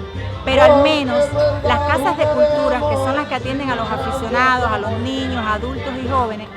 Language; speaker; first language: Spanish; native; Spanish